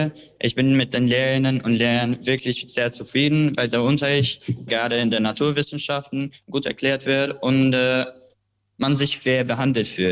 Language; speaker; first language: German; non-native, fluent; Albanian